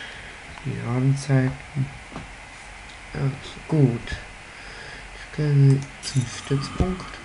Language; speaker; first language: German; non-native, learner; Spanish